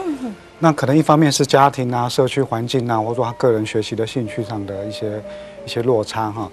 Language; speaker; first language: Chinese; native; Chinese